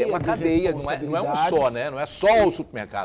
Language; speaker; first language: Portuguese; native; Portuguese